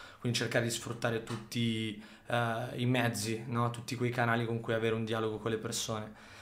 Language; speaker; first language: Italian; native; Italian